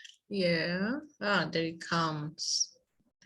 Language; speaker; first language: English; non-native, fluent; Spanish